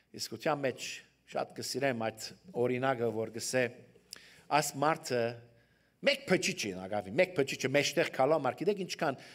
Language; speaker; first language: Armenian; early bilingual, heritage; Armenian